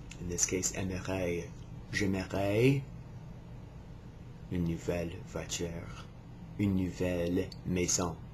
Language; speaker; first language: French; non-native, learner; English